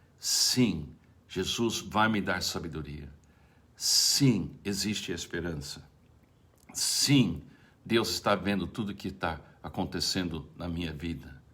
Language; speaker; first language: Portuguese; non-native, fluent; English